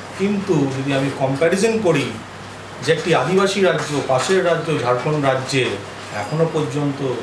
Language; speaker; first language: Bangla; non-native, local second language; Santali